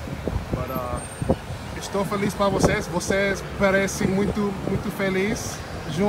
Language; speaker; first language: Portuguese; non-native, learner; English